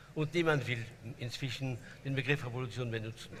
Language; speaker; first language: German; non-native, fluent; French